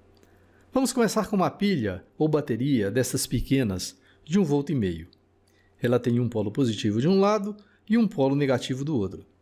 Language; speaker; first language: Portuguese; native; Portuguese